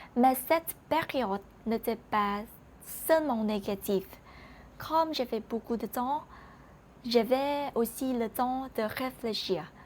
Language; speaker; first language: French; non-native, learner; Vietnamese